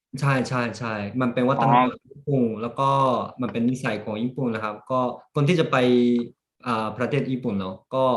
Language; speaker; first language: Thai; early bilingual, heritage; Japanese